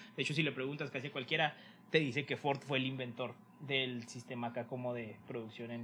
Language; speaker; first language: Spanish; native; Spanish